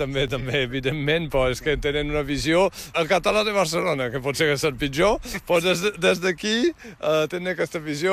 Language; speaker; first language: Catalan; native; Catalan